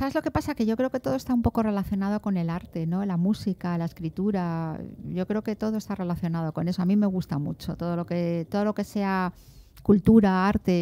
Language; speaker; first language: Spanish; native; Spanish